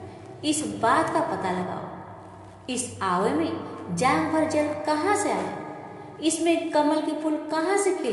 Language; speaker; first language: Hindi; native; Hindi